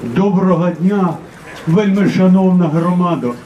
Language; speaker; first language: Ukrainian; non-native, local second language; Russian